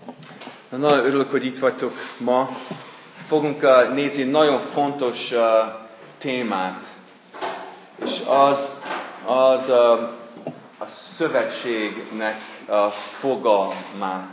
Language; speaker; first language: Hungarian; non-native, fluent; English